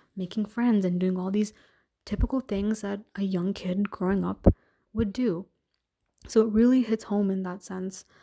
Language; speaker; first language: English; native; English